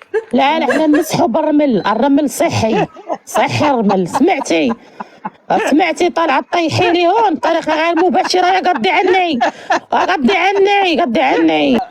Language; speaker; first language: Arabic; native; Arabic